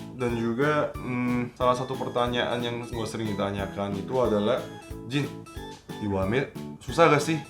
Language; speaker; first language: Indonesian; early bilingual, other home language; Korean